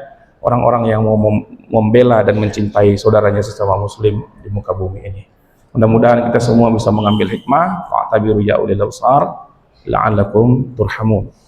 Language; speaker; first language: Indonesian; native; Indonesian